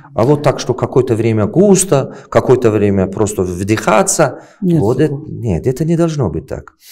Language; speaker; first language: Russian; non-native, local second language; Tajik